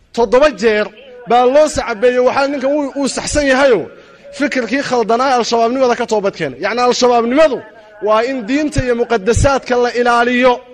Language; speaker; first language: Somali; native; Somali